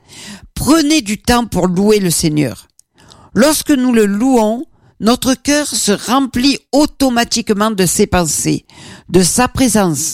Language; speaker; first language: French; native; French